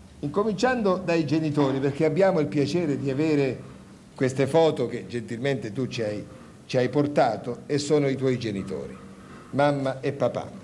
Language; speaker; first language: Italian; native; Italian